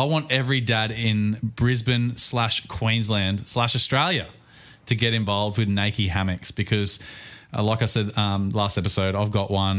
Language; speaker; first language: English; native; English